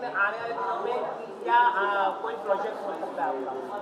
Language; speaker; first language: Hindi; native; Hindi